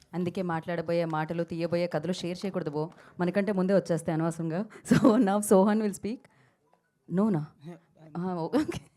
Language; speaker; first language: Telugu; native; Telugu